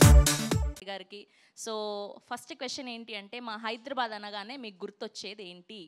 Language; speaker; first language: Telugu; native; Telugu